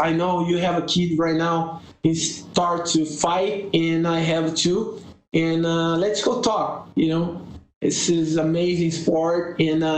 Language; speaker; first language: English; non-native, learner; Portuguese